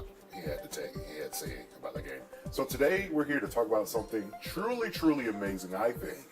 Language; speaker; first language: English; native; English